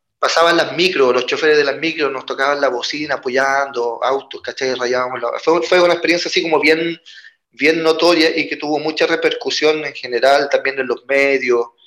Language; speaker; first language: Spanish; native; Spanish